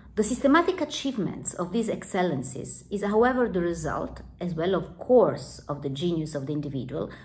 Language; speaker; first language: English; non-native, fluent; Italian